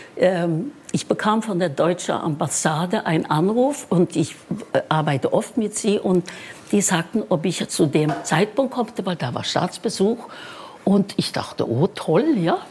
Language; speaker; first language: German; non-native, fluent; Norwegian